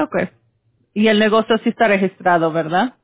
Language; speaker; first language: Spanish; early bilingual, heritage; Spanish